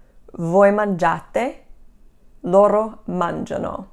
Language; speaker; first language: Italian; non-native, fluent; English